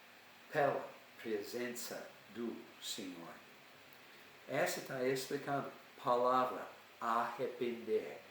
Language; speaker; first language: Portuguese; non-native, learner; English